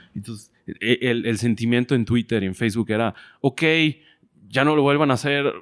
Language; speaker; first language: Spanish; non-native, learner; English